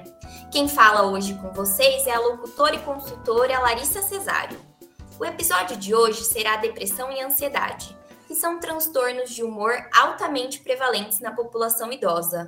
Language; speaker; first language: Portuguese; native; Portuguese